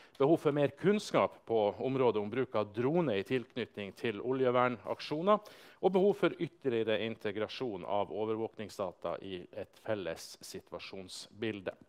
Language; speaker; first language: Norwegian; native; Norwegian